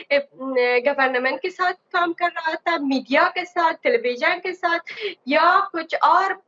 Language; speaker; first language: Hindi; non-native, learner; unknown